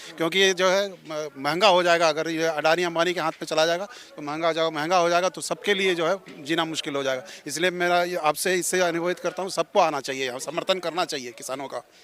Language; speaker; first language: Hindi; non-native, local second language; Malayalam